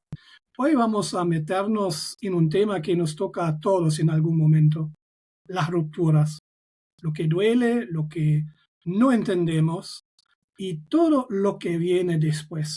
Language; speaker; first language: Spanish; non-native, fluent; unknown